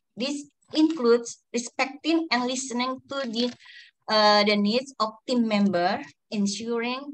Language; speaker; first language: English; non-native, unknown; Indonesian